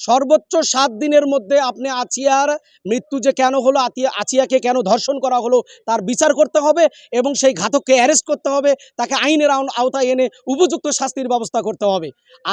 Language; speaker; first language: Bangla; native; Bangla